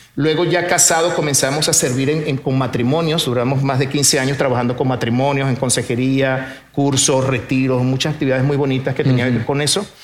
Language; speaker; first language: Spanish; early bilingual, other home language; Portuguese